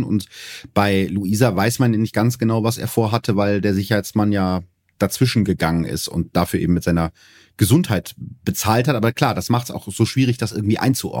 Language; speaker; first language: German; native; German